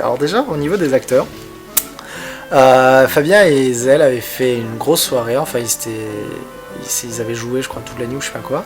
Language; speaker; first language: French; native; French